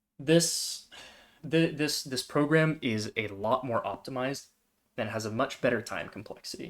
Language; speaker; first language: English; native; English